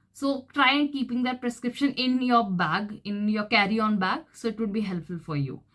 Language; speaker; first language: Hindi; native; Hindi